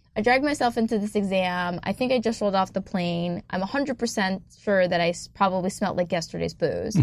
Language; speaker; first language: English; native; English